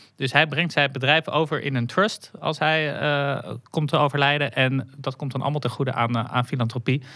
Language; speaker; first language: Dutch; native; Dutch